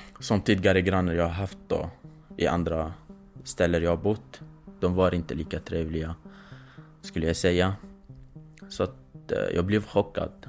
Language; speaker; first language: Swedish; non-native, fluent; Kurdish